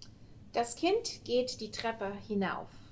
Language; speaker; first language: German; non-native, fluent; English